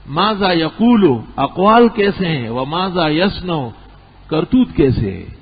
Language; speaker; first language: Urdu; non-native, local second language; Pashto